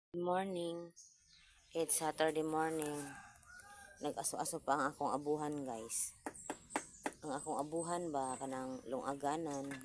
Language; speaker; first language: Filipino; non-native, local second language; Cebuano